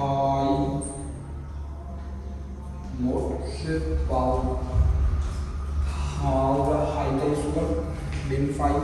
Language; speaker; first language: Vietnamese; non-native, learner; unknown